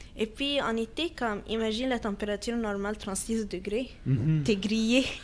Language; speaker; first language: French; non-native, fluent; Arabic